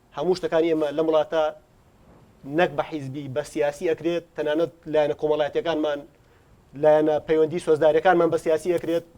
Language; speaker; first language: Central Kurdish; native; Central Kurdish